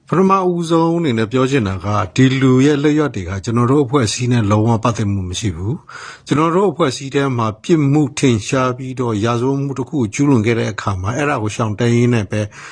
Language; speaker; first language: Burmese; non-native, local second language; S'gaw Karen